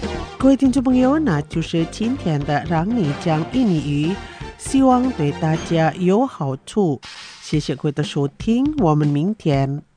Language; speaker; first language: Chinese; non-native, fluent; Indonesian